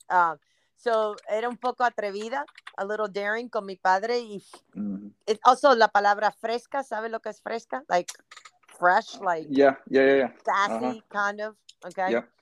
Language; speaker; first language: Spanish; native; Spanish